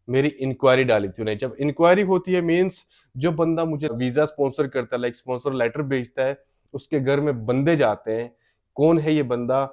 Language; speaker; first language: Hindi; native; Hindi